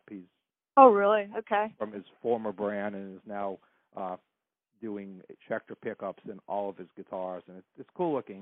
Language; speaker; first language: English; native; English